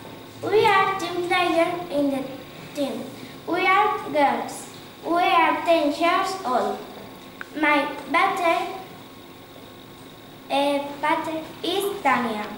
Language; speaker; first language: English; non-native, learner; Spanish